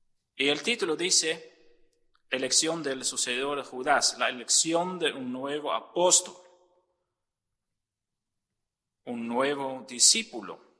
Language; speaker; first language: Spanish; non-native, fluent; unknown